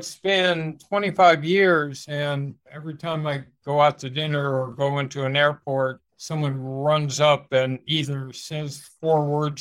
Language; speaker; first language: English; native; English